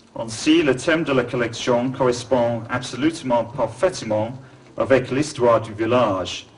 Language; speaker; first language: French; non-native, learner; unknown